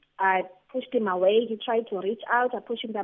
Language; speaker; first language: English; non-native, local second language; Xhosa